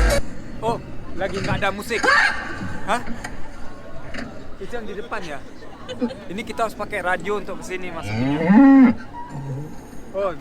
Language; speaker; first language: Indonesian; early bilingual, heritage; Indonesian